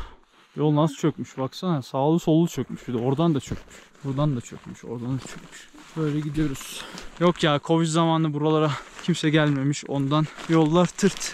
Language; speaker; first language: Turkish; native; Turkish